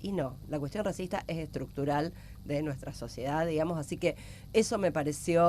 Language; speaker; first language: Spanish; native; Spanish